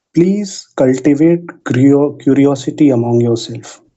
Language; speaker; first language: English; non-native, local second language; Hindi